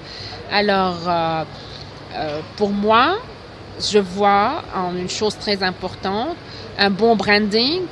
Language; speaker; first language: French; non-native, local second language; Arabic